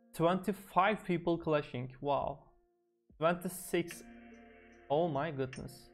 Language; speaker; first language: English; non-native, fluent; Turkish